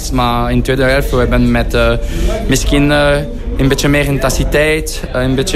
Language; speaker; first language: Dutch; non-native, fluent; French